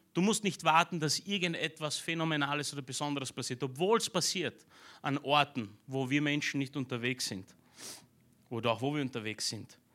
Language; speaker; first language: German; early bilingual, other home language; Romanian